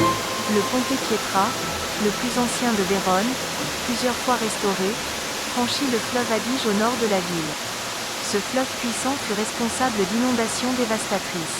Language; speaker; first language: French; native; French